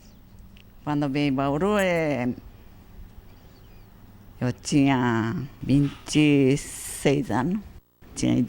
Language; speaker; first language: Portuguese; early bilingual, other home language; Japanese